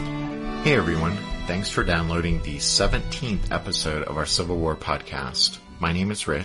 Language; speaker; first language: English; native; English